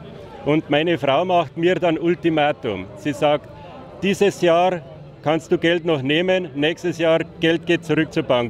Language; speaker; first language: German; non-native, fluent; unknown